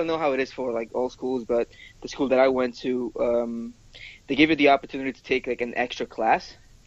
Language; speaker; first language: English; non-native, fluent; Spanish